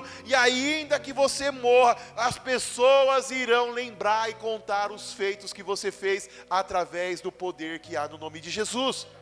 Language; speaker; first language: Portuguese; native; Portuguese